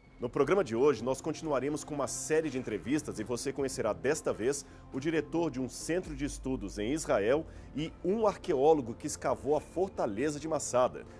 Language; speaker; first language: Portuguese; native; Portuguese